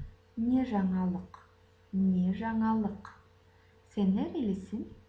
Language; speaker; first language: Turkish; non-native, fluent; Kazakh